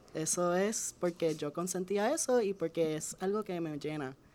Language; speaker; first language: Spanish; native; Spanish